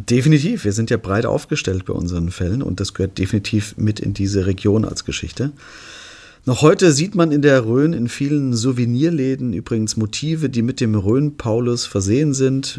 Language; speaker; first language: German; native; German